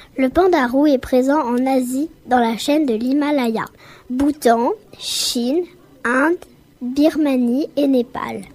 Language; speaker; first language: French; native; French